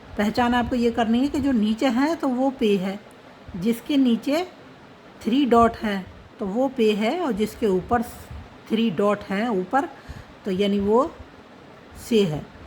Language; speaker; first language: Hindi; native; Hindi